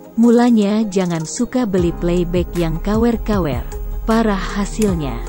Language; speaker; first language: Indonesian; native; Indonesian